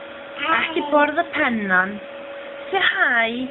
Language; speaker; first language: Icelandic; non-native, learner; English